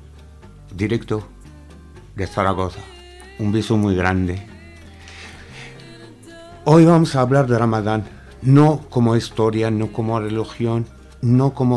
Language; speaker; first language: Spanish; non-native, fluent; Arabic